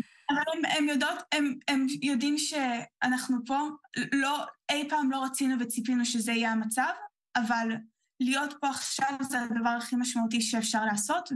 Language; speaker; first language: Hebrew; early bilingual, heritage; Hebrew